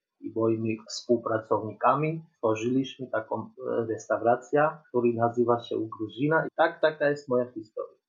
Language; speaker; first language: Polish; non-native, fluent; Georgian